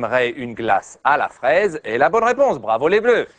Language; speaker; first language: French; native; French